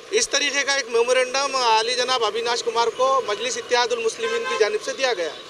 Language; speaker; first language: Hindi; non-native, local second language; Urdu